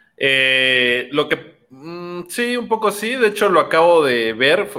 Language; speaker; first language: Spanish; native; Spanish